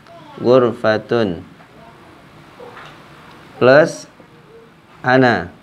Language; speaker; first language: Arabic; non-native, fluent; Indonesian